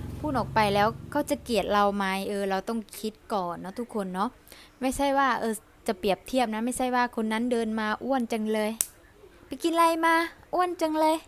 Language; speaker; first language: Thai; early bilingual, other home language; Lao